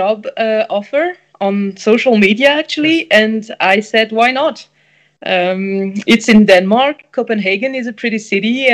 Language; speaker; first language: English; non-native, fluent; French